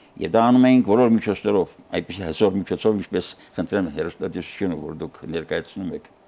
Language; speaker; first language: Armenian; native; Armenian